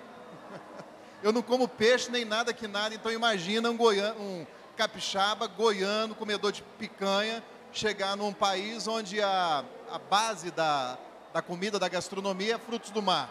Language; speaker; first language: Portuguese; native; Portuguese